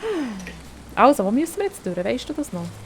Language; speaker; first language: German; native; German